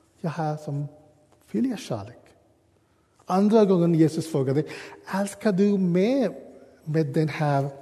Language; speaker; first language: Swedish; non-native, learner; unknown